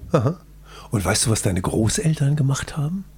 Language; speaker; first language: German; native; German